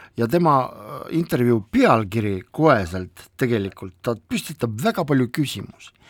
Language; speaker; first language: Estonian; non-native, local second language; Russian